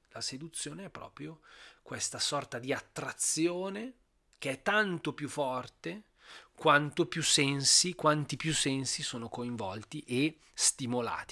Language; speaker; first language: Italian; native; Italian